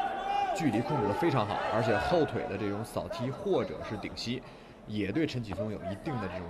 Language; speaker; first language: Chinese; native; Chinese